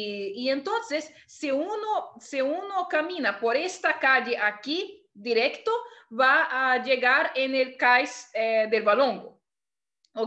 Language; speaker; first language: Spanish; non-native, fluent; Portuguese